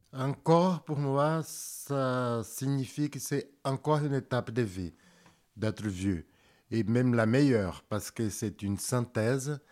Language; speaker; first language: French; non-native, fluent; Portuguese